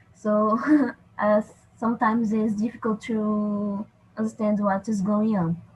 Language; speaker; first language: English; non-native, learner; Portuguese